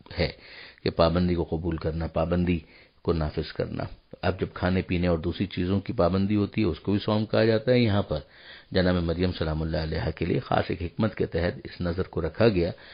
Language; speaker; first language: Urdu; native; Urdu